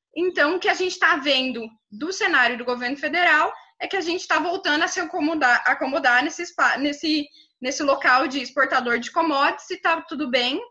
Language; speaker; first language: Portuguese; native; Portuguese